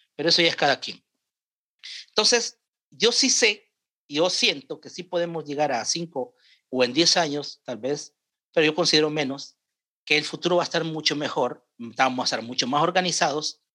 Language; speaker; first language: Spanish; native; Spanish